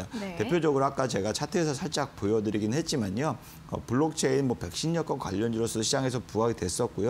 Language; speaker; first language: Korean; native; Korean